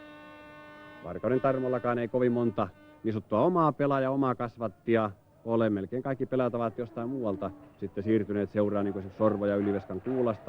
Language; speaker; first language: Finnish; native; Finnish